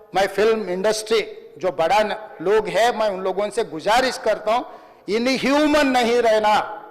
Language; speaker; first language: Hindi; non-native, local second language; Telugu